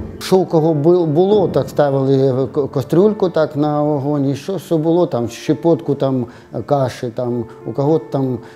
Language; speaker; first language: Ukrainian; non-native, local second language; Russian